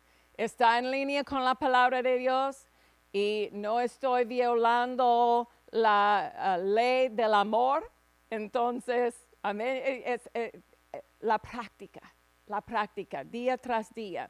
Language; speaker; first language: Spanish; non-native, fluent; English